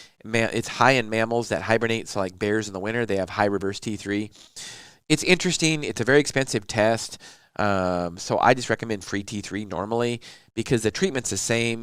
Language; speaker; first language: English; native; English